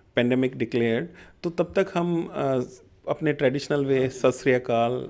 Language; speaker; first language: Hindi; non-native, local second language; Punjabi